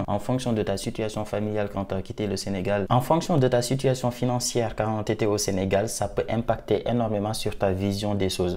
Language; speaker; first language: French; non-native, local second language; Wolof